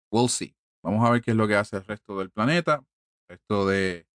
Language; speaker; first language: Spanish; early bilingual, heritage; Spanish